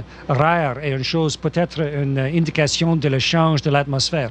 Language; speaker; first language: French; non-native, local second language; English